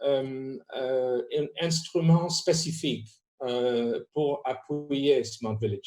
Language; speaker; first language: French; non-native, fluent; Spanish